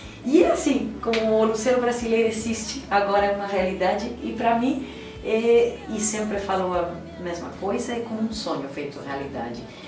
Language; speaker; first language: Portuguese; non-native, fluent; Spanish